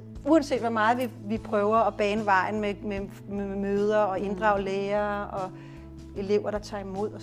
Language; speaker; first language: Danish; native; Danish